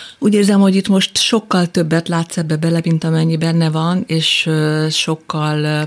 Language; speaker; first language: Hungarian; native; Hungarian